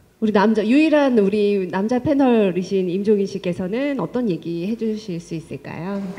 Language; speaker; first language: Korean; native; Korean